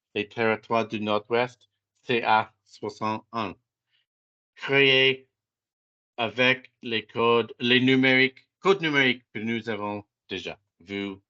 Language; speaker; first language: French; non-native, fluent; English